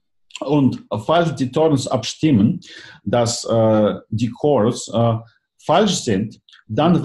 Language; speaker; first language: German; non-native, fluent; Russian